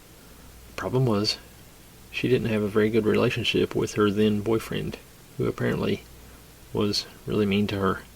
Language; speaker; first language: English; native; English